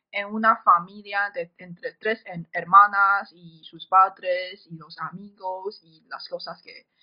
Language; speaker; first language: Spanish; non-native, fluent; Chinese